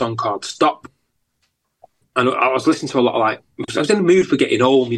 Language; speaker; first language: English; native; English